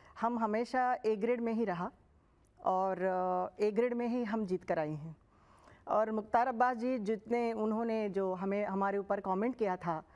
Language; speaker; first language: Hindi; non-native, local second language; Telugu